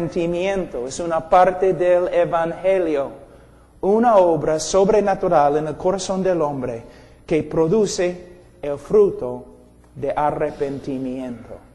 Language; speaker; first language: Spanish; non-native, fluent; English